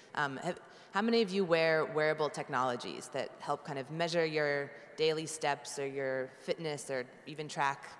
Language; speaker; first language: English; native; English